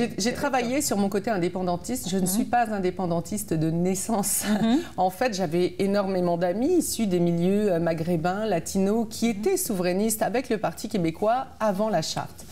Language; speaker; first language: French; native; French